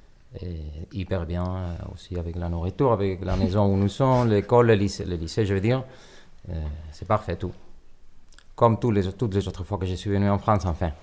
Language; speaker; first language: French; non-native, learner; Catalan